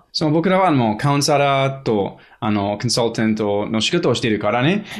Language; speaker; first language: Japanese; non-native, fluent; English